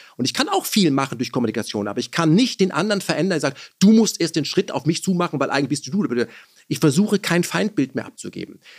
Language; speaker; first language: German; early bilingual, other home language; Persian